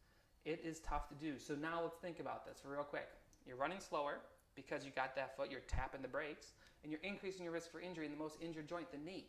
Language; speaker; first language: English; native; English